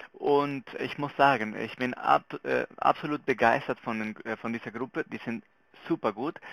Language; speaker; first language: German; non-native, local second language; Spanish